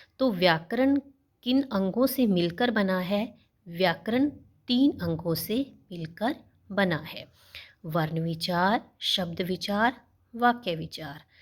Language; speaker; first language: Hindi; non-native, local second language; Punjabi